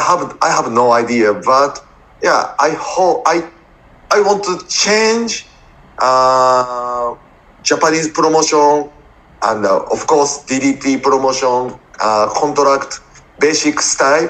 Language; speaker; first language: English; non-native, learner; Japanese